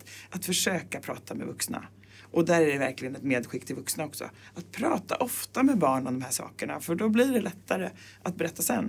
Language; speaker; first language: Swedish; native; Swedish